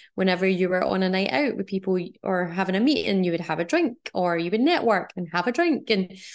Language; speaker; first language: English; native; English